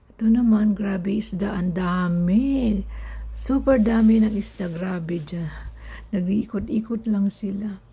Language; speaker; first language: Filipino; non-native, local second language; Cebuano